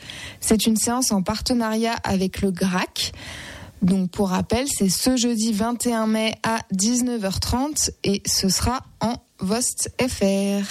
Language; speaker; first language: French; native; French